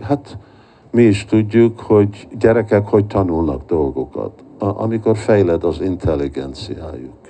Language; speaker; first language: Hungarian; early bilingual, heritage; Hungarian